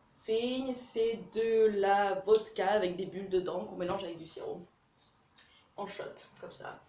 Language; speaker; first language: French; native; French